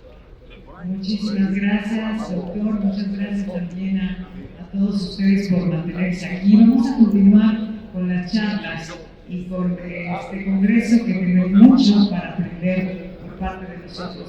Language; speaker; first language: Spanish; native; Spanish